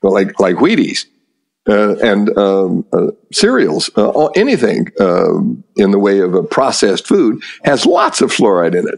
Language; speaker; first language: English; native; English